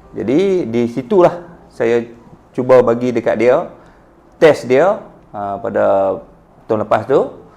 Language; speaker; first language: Malay; native; Malay